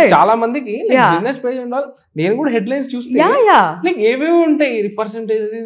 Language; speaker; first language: Telugu; native; Telugu